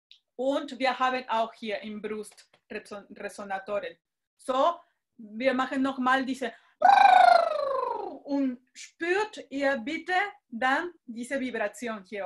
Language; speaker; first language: German; non-native, fluent; Spanish